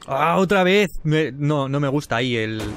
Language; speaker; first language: Spanish; native; Spanish